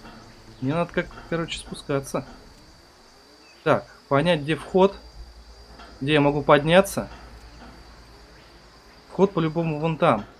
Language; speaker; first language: Russian; native; Russian